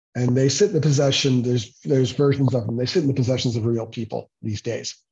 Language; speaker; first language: English; native; English